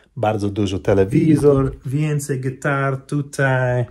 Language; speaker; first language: Polish; non-native, learner; English